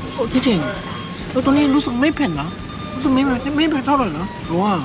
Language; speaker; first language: Thai; non-native, fluent; Korean